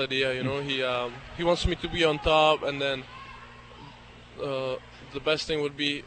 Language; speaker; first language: English; non-native, fluent; Czech